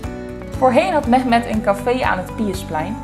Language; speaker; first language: Dutch; native; Dutch